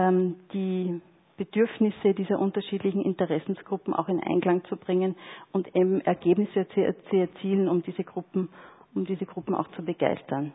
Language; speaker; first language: German; native; German